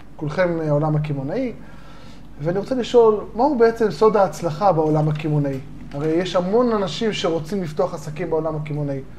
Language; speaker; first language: Hebrew; native; Hebrew